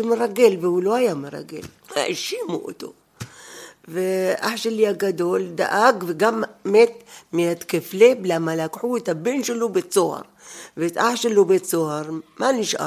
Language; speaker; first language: Hebrew; non-native, fluent; Arabic